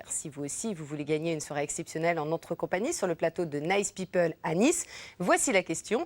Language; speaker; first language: French; native; French